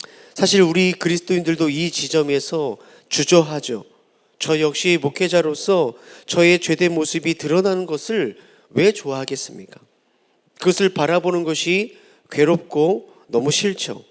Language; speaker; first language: Korean; native; Korean